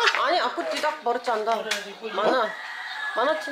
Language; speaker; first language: Indonesian; non-native, fluent; Korean